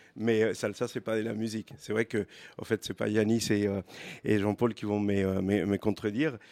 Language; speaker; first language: French; non-native, fluent; Spanish